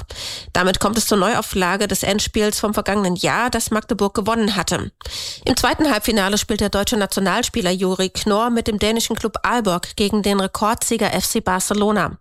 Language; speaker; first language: German; native; German